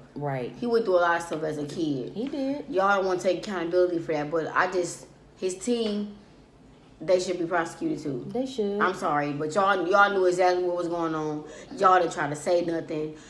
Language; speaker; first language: English; native; English